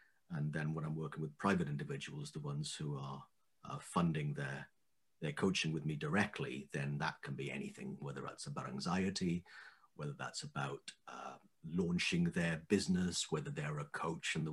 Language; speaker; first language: English; native; English